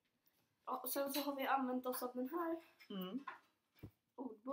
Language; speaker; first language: Swedish; non-native, fluent; Finnish